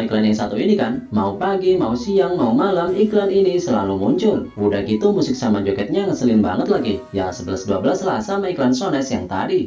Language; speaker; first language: Indonesian; native; Indonesian